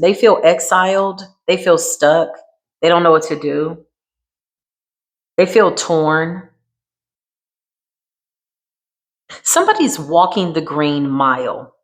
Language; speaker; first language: English; native; English